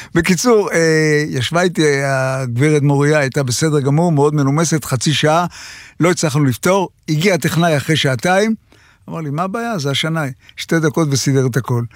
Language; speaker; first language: Hebrew; native; Hebrew